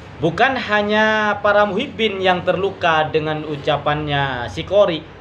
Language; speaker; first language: Indonesian; non-native, local second language; Madurese